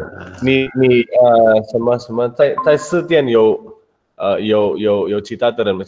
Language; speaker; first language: Chinese; non-native, learner; Indonesian